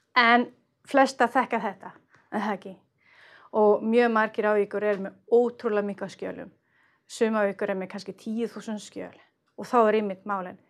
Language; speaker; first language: Icelandic; non-native, fluent; Swedish